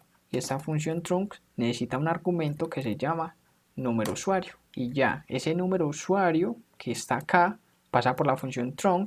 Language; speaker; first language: Spanish; native; Spanish